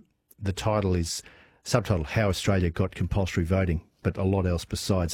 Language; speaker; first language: English; native; English